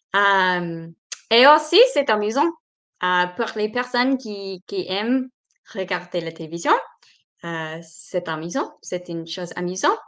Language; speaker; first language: French; non-native, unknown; English